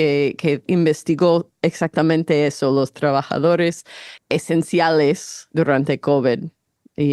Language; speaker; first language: Spanish; non-native, fluent; English